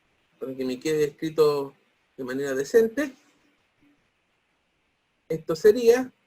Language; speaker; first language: Spanish; native; Spanish